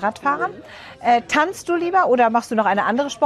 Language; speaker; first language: German; native; German